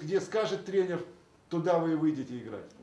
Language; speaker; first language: Russian; native; Russian